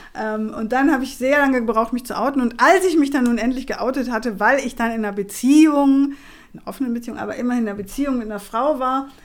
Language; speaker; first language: German; non-native, fluent; Spanish